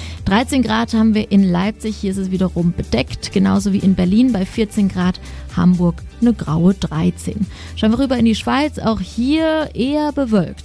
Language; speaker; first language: German; native; German